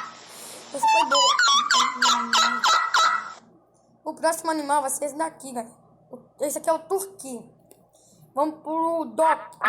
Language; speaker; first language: Portuguese; native; Portuguese